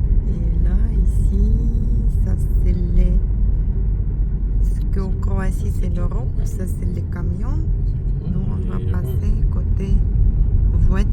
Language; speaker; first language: French; non-native, fluent; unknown